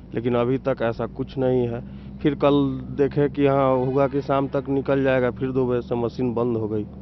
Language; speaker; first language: Hindi; native; Hindi